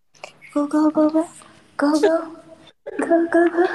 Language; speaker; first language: English; non-native, learner; Indonesian